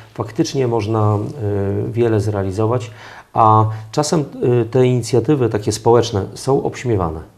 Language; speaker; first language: Polish; native; Polish